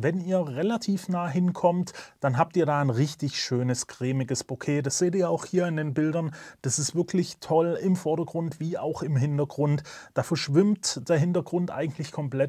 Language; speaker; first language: German; native; German